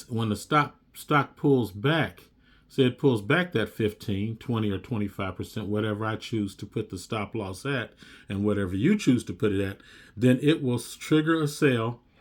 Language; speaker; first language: English; native; English